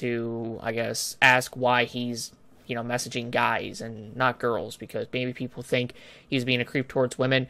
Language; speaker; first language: English; native; English